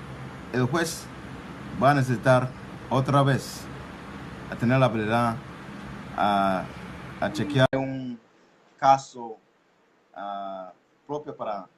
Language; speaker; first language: Spanish; non-native, local second language; English